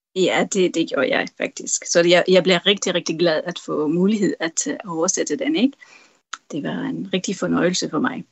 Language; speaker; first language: Danish; non-native, fluent; French